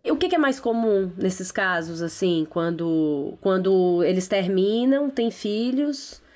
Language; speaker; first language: Portuguese; native; Portuguese